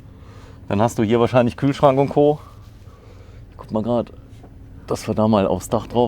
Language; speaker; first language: German; native; German